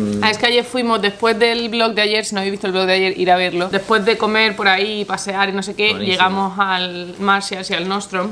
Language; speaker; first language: Spanish; native; Spanish